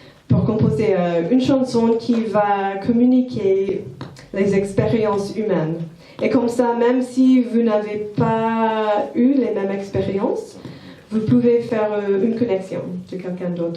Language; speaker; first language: French; non-native, fluent; English